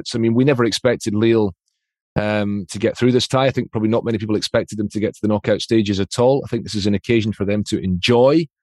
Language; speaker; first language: English; native; English